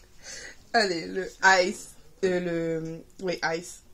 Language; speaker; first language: French; native; French